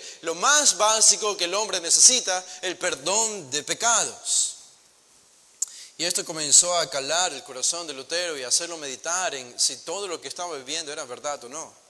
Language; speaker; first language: Spanish; native; Spanish